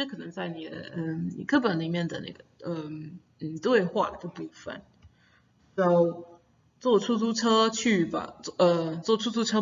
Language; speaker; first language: Chinese; non-native, fluent; English